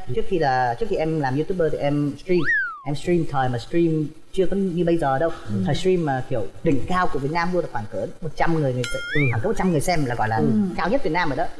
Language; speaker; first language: Vietnamese; early bilingual, heritage; Vietnamese